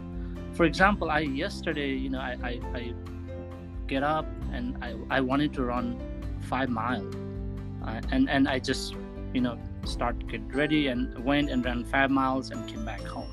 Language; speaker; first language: English; non-native, local second language; Nepali